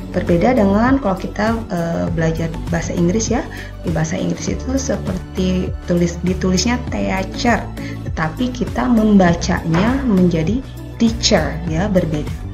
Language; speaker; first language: Indonesian; native; Indonesian